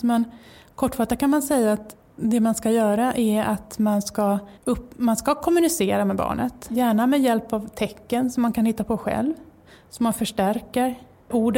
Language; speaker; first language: Swedish; native; Swedish